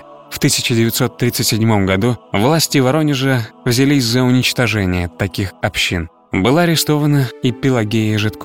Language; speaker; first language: Russian; native; Russian